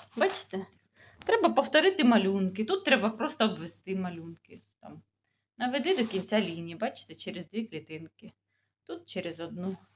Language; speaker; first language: Ukrainian; non-native, local second language; Russian